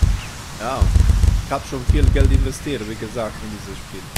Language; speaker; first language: German; non-native, fluent; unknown